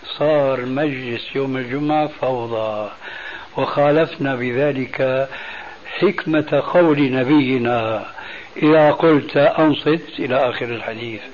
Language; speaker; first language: Arabic; early bilingual, other home language; Albanian